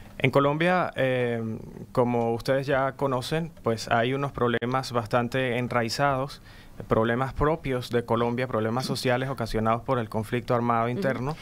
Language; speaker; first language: Spanish; native; Spanish